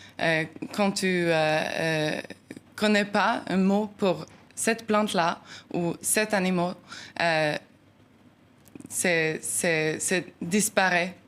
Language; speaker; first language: French; non-native, learner; Norwegian